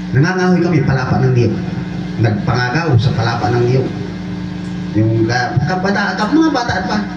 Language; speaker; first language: Filipino; non-native, local second language; Bikol